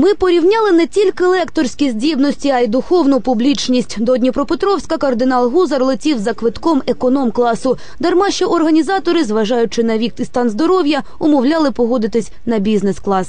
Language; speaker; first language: Ukrainian; native; Ukrainian